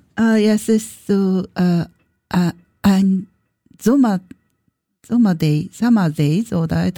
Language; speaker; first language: German; non-native, learner; Japanese